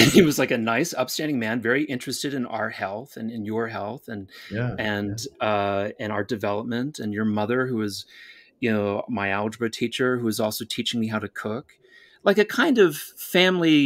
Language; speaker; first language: English; native; English